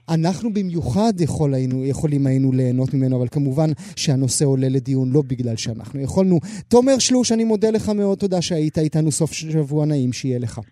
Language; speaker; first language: Hebrew; native; Hebrew